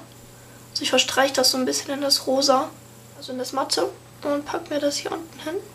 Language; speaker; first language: German; native; German